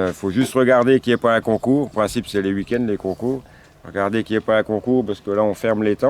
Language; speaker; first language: French; native; French